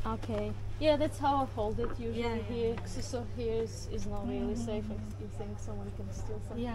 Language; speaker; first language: English; non-native, fluent; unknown